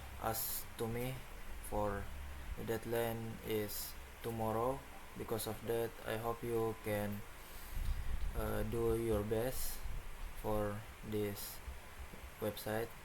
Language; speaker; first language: English; non-native, learner; Indonesian